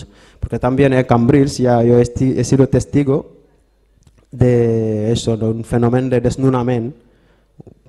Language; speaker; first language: Spanish; non-native, fluent; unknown